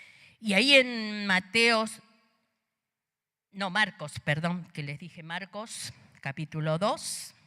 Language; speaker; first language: Spanish; native; Spanish